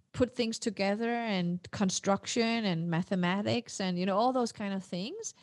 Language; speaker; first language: English; non-native, fluent; Danish